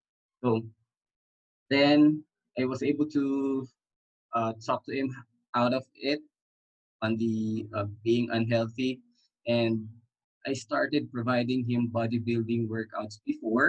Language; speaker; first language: English; non-native, local second language; Filipino